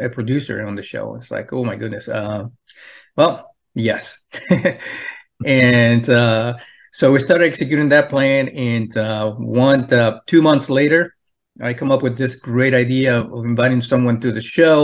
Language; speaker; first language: English; non-native, fluent; Spanish